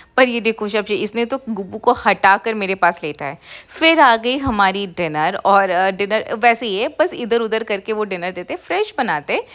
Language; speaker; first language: Hindi; non-native, local second language; Bangla